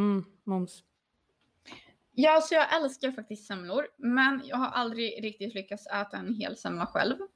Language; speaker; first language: Swedish; non-native, fluent; Polish